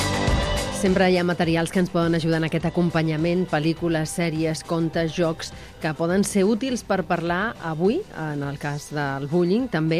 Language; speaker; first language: Catalan; native; Catalan